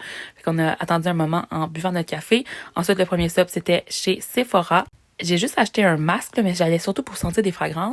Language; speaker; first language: French; native; French